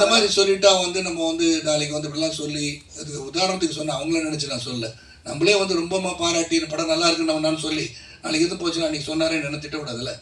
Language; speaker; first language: Tamil; native; Tamil